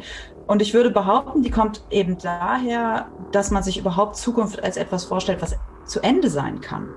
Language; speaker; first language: German; native; German